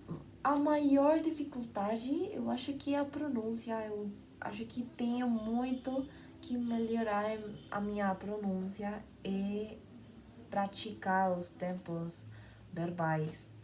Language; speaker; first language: Portuguese; non-native, learner; Spanish